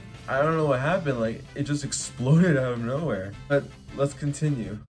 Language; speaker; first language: English; native; English